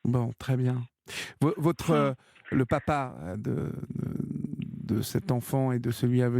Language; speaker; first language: French; native; French